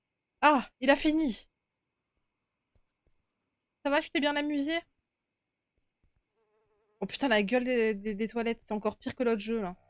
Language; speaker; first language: French; native; French